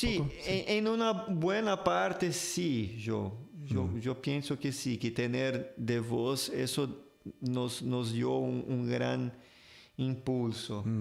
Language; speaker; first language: Spanish; non-native, fluent; Portuguese